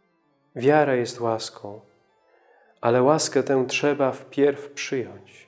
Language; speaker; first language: Polish; native; Polish